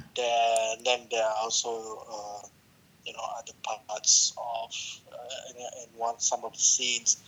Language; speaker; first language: English; non-native, local second language; Malay